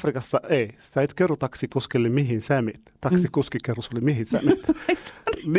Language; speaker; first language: Finnish; non-native, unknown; Arabic